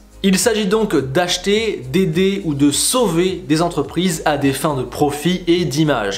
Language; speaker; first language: French; native; French